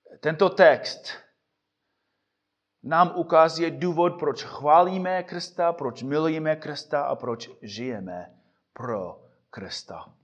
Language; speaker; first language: Czech; non-native, fluent; English